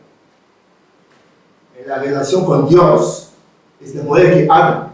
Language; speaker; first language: Spanish; non-native, fluent; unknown